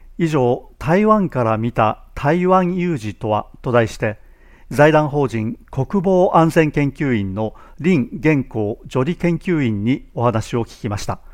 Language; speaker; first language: Japanese; native; Japanese